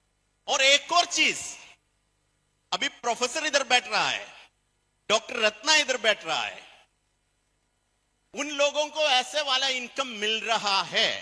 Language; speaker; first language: Hindi; non-native, fluent; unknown